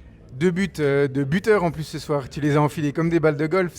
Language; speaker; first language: French; native; French